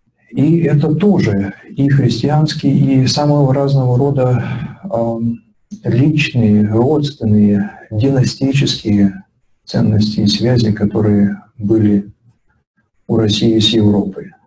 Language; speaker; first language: Russian; native; Russian